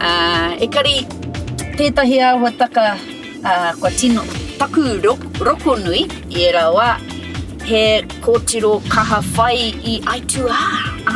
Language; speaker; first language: Māori; non-native, local second language; English